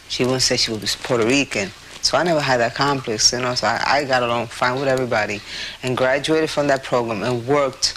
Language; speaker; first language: English; early bilingual, other home language; Spanish